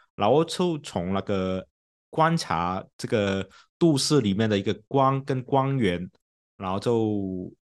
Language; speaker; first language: Chinese; non-native, local second language; Cantonese